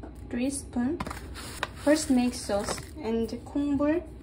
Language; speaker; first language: English; non-native, fluent; Korean